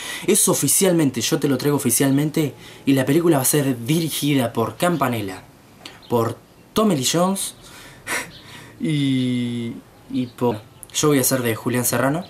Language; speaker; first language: Spanish; native; Spanish